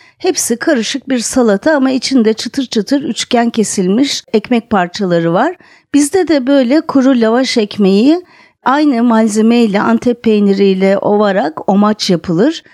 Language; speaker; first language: Turkish; native; Turkish